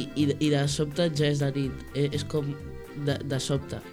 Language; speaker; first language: Catalan; early bilingual, heritage; Catalan